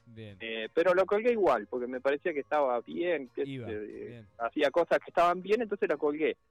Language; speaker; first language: Spanish; native; Spanish